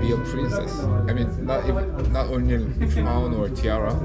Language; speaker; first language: English; non-native, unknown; Korean